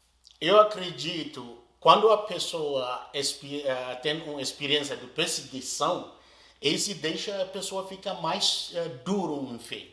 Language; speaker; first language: Portuguese; non-native, learner; Arabic